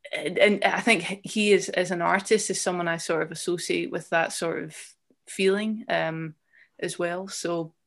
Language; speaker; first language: English; native; English